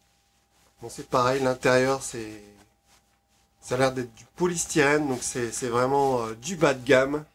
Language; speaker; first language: French; native; French